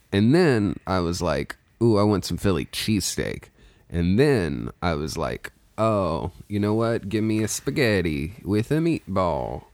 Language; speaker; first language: English; native; English